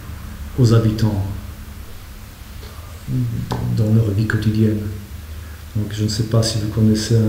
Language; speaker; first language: French; non-native, fluent; Polish